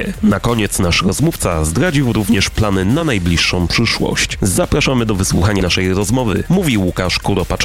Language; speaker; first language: Polish; native; Polish